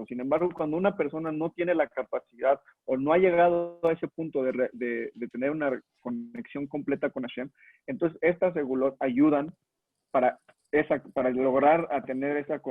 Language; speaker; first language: Spanish; native; Spanish